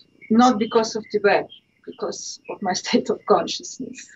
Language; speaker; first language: English; non-native, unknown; Slovenian